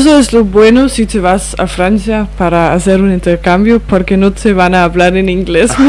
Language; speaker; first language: Spanish; non-native, fluent; Danish